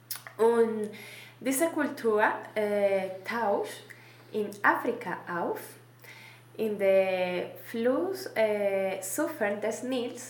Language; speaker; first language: German; non-native, learner; Spanish